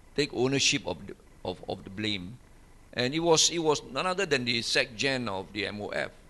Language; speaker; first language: English; non-native, local second language; Malay